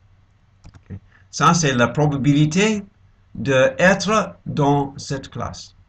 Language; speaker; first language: French; non-native, fluent; English